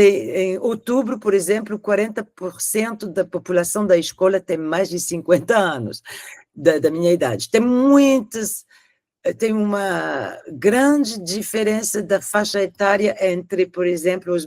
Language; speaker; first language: Portuguese; non-native, fluent; French